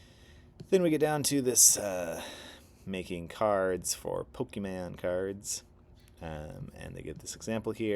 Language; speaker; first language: English; native; English